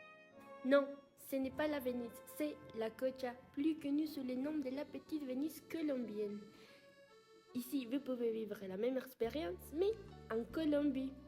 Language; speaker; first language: French; non-native, learner; Spanish